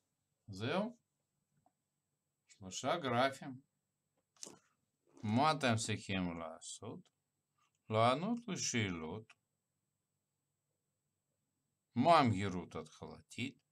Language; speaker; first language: Hebrew; non-native, fluent; Russian